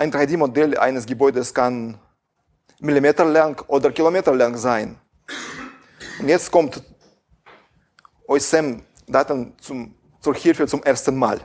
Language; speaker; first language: German; non-native, fluent; Russian